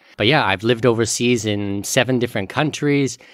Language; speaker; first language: English; native; English